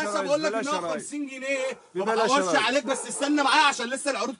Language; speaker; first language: Arabic; native; Arabic